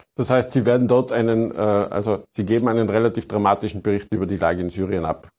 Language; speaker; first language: German; native; German